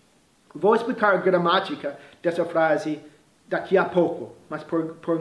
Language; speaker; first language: Portuguese; non-native, fluent; English